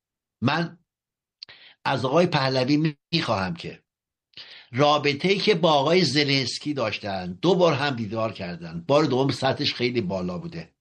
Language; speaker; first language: Persian; native; Persian